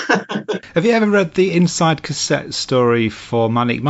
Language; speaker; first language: English; native; English